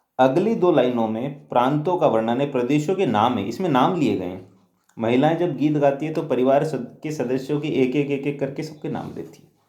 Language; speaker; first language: Hindi; native; Hindi